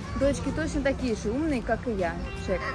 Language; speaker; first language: Russian; native; Russian